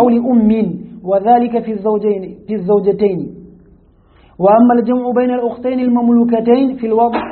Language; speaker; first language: Arabic; native; Arabic